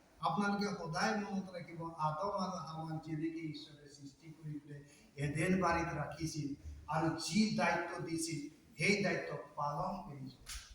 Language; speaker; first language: Assamese; non-native, local second language; Sadri